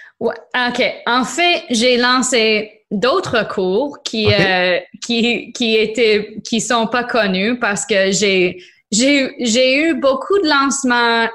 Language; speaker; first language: French; non-native, local second language; English